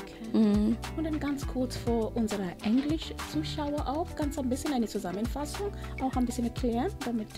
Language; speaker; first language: German; non-native, local second language; Swahili